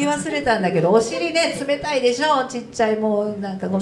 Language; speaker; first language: Japanese; native; Japanese